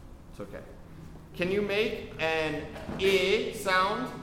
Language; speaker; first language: English; native; English